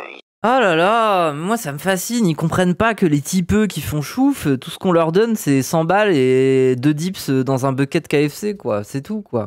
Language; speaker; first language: French; native; French